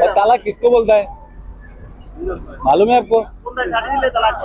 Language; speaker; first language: Hindi; non-native, learner; Bangla